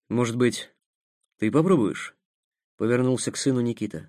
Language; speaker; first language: Russian; native; Russian